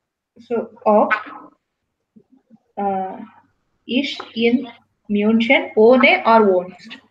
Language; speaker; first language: German; non-native, learner; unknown